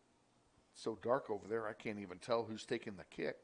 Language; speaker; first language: English; native; English